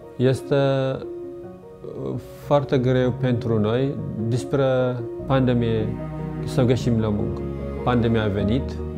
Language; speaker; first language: Romanian; non-native, learner; Tigrinya